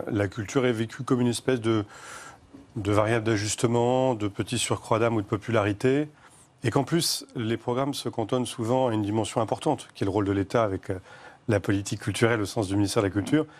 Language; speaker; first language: French; native; French